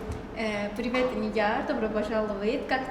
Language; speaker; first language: Russian; non-native, learner; Azerbaijani